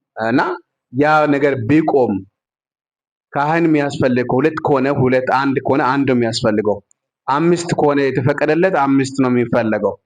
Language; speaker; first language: Amharic; non-native, local second language; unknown